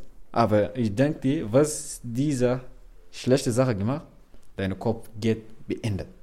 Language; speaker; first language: German; non-native, learner; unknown